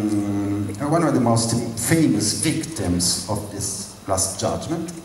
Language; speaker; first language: English; non-native, fluent; Italian